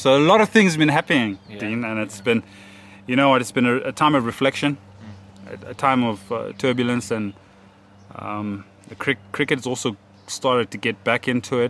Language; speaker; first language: English; native; English